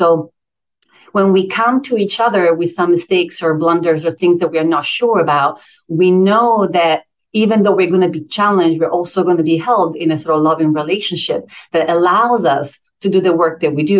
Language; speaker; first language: English; non-native, fluent; Italian